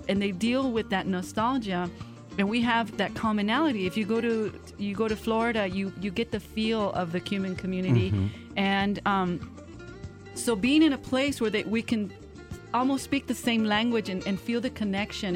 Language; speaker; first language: English; early bilingual, other home language; Spanish